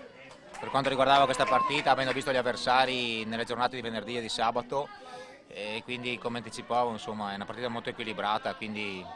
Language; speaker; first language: Italian; native; Italian